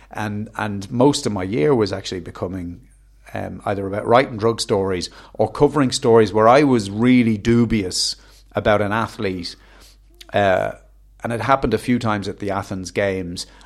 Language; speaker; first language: English; native; English